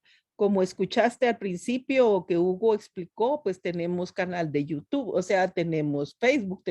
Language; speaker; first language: Spanish; native; Spanish